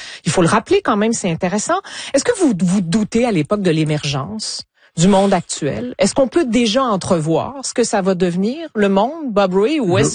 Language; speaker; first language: French; native; French